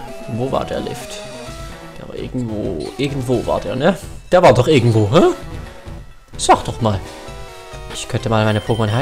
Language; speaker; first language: German; native; German